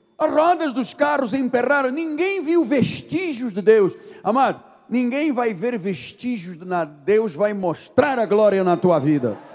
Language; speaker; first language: Portuguese; native; Portuguese